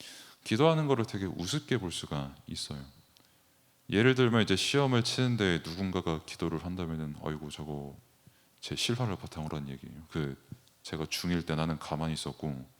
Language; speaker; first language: Korean; native; Korean